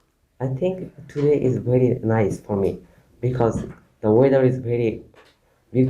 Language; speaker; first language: English; non-native, learner; Bangla